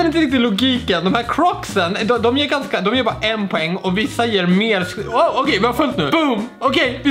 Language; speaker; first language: Swedish; native; Swedish